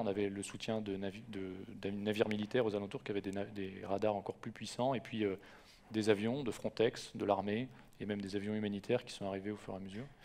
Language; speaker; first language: French; native; French